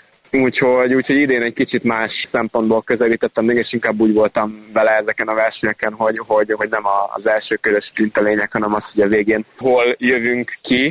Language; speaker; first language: Hungarian; native; Hungarian